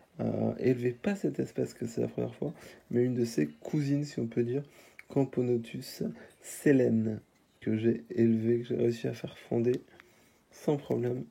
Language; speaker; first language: French; native; French